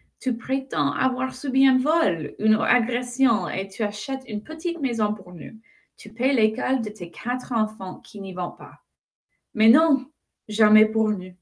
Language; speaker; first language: French; non-native, fluent; English